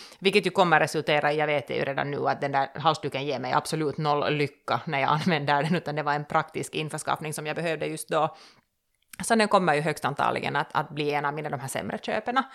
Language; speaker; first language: Swedish; native; Swedish